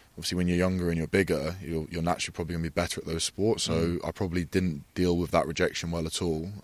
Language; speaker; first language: English; native; English